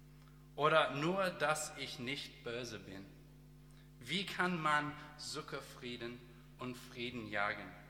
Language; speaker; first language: German; non-native, learner; English